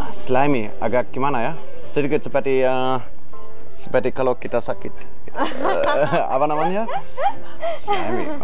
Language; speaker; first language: Indonesian; non-native, fluent; German